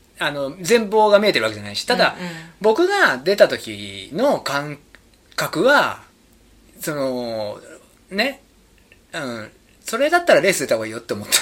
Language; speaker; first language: Japanese; native; Japanese